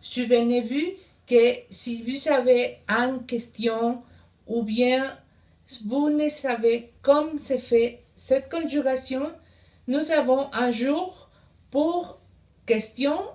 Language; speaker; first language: French; non-native, learner; Spanish